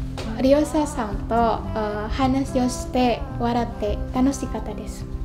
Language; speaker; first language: Japanese; non-native, learner; Indonesian